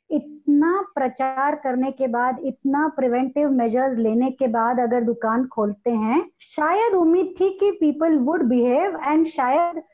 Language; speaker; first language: Hindi; non-native, local second language; Marathi